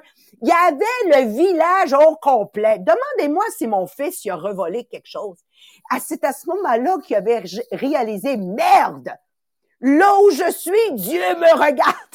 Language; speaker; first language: French; native; French